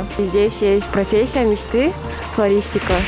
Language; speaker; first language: Russian; non-native, local second language; Kyrgyz